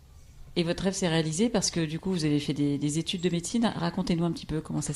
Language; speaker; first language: French; native; French